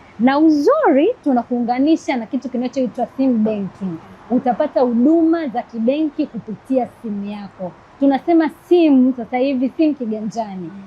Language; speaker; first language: Swahili; native; Swahili